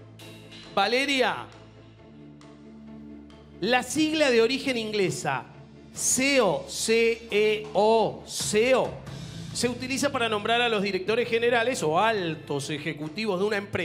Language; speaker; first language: Spanish; native; Spanish